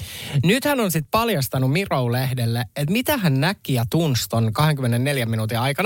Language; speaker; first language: Finnish; native; Finnish